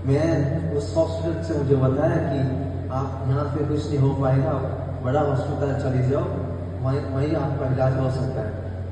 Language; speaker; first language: Hindi; non-native, local second language; Malayalam